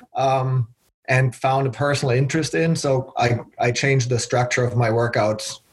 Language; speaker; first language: English; non-native, fluent; German